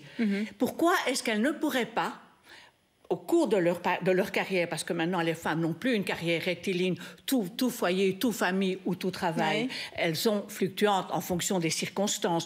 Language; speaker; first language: French; native; French